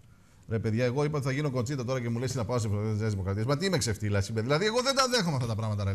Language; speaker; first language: Greek; native; Greek